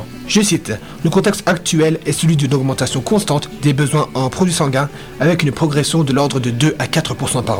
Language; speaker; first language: French; native; French